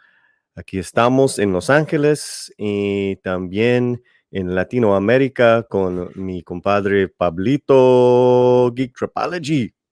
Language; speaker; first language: Spanish; early bilingual, heritage; English